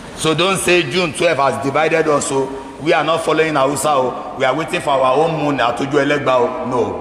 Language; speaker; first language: English; non-native, local second language; Yoruba